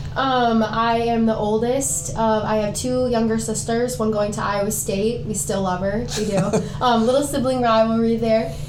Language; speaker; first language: English; native; English